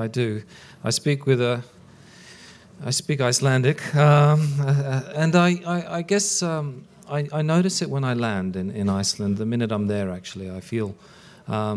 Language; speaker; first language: English; early bilingual, other home language; Icelandic